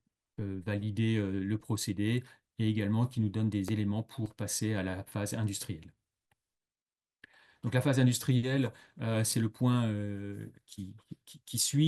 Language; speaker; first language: French; native; French